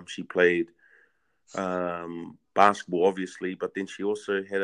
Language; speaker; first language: English; native; English